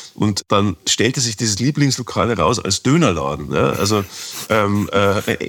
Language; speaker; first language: German; native; German